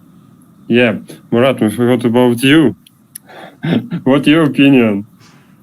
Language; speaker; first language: English; non-native, learner; Russian